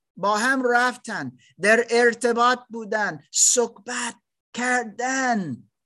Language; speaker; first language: Persian; non-native, learner; German